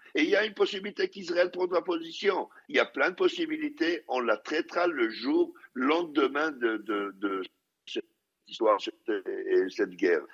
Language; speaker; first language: French; non-native, fluent; Hebrew